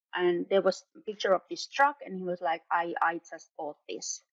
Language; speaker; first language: English; non-native, fluent; Finnish